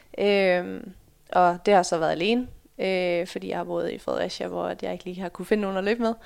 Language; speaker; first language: Danish; early bilingual, other home language; Dutch